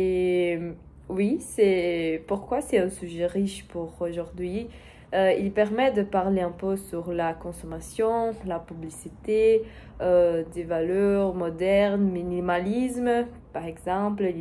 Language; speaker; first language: French; non-native, learner; Portuguese